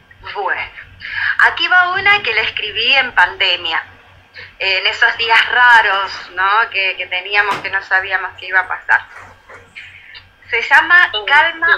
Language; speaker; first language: Spanish; native; Spanish